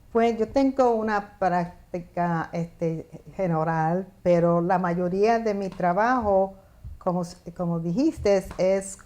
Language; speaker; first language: Spanish; early bilingual, heritage; Spanish